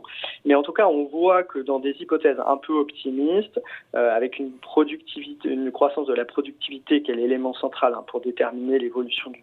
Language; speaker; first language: French; native; French